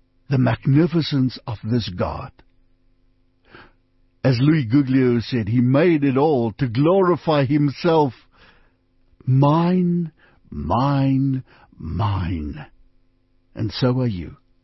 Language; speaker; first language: English; non-native, local second language; Afrikaans